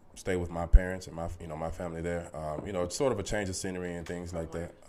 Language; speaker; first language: English; native; English